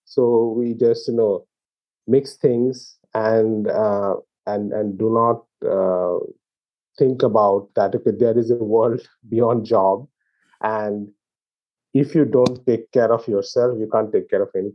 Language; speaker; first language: English; non-native, local second language; Bangla